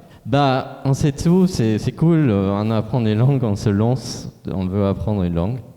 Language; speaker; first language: French; non-native, fluent; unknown